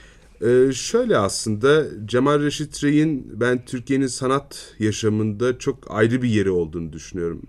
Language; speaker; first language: Turkish; native; Turkish